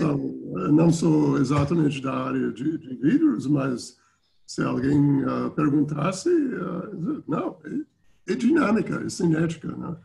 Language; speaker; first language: Portuguese; non-native, fluent; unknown